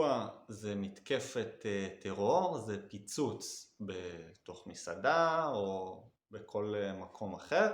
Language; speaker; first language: Hebrew; native; Hebrew